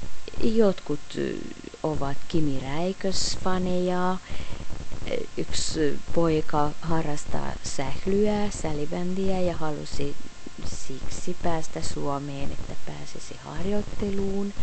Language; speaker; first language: Finnish; non-native, fluent; Hungarian